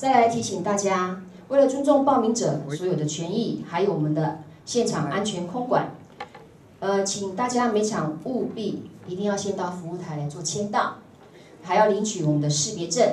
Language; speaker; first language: Chinese; native; Chinese